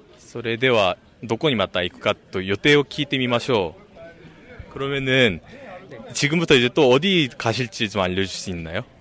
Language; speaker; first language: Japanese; non-native, fluent; Korean